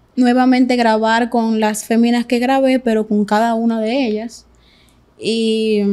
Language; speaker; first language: Spanish; native; Spanish